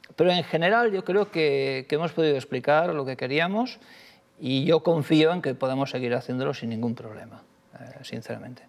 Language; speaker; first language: Spanish; native; Spanish